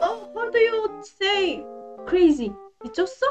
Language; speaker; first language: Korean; non-native, learner; Indonesian